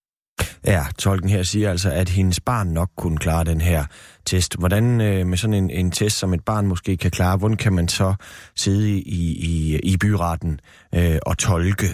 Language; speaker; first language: Danish; native; Danish